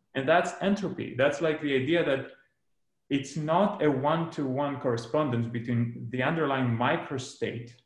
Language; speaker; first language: English; non-native, fluent; Greek